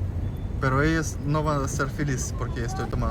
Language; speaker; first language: Spanish; non-native, learner; Russian